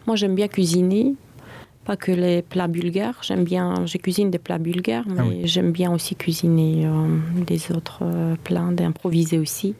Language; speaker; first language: French; non-native, fluent; Bulgarian